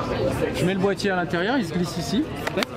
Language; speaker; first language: French; native; French